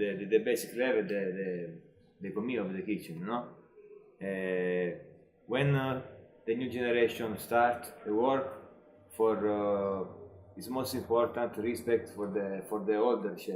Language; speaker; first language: English; non-native, learner; Italian